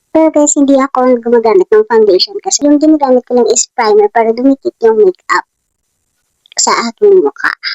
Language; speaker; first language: Filipino; non-native, local second language; Hiligaynon